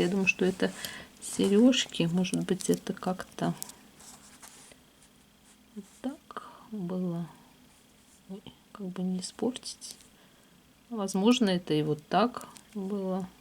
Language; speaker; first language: Russian; native; Russian